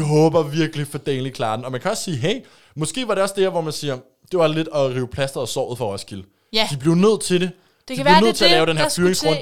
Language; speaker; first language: Danish; native; Danish